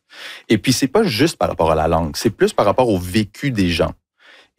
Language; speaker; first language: French; early bilingual, other home language; English